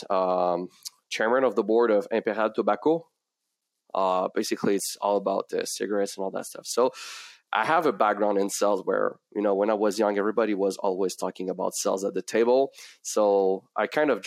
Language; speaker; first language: English; non-native, fluent; French